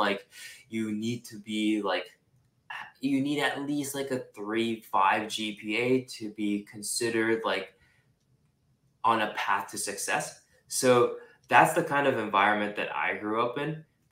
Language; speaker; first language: English; non-native, local second language; Japanese